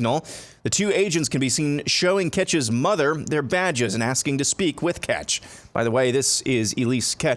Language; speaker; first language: English; native; English